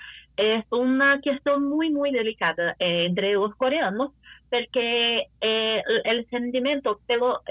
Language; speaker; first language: Spanish; non-native, fluent; Portuguese